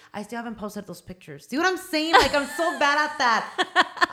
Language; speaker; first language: English; early bilingual, other home language; Spanish